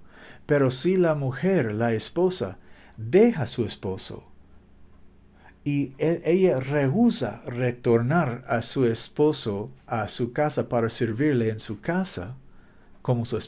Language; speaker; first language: Spanish; non-native, learner; English